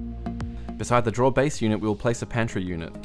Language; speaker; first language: English; native; English